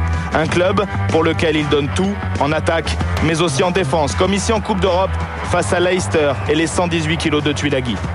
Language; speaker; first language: French; native; French